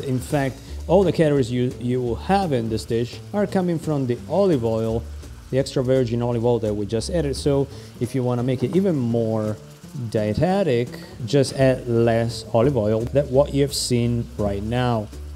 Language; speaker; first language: English; non-native, fluent; Italian